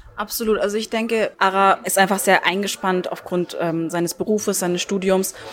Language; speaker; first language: German; early bilingual, other home language; Turkish